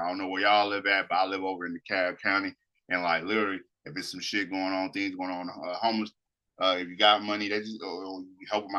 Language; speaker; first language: English; native; English